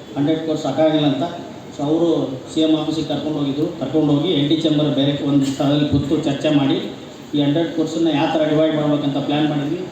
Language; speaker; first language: Kannada; native; Kannada